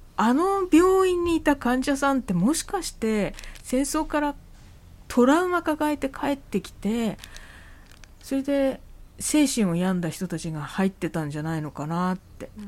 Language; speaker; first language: Japanese; native; Japanese